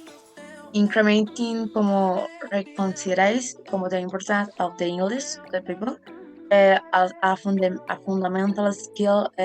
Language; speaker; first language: English; non-native, learner; Spanish